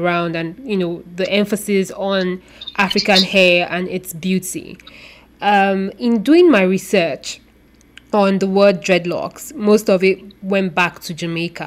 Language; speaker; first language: English; non-native, local second language; Yoruba